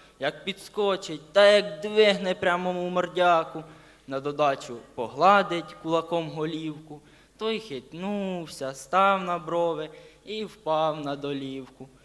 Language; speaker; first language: Ukrainian; native; Ukrainian